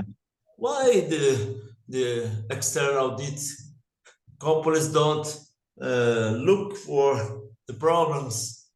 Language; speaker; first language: English; non-native, learner; Portuguese